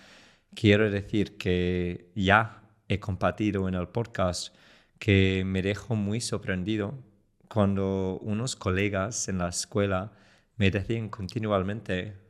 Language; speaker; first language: Spanish; non-native, fluent; English